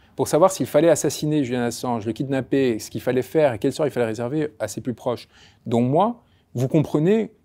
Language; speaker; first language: French; early bilingual, other home language; Spanish